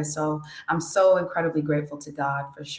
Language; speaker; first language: English; native; English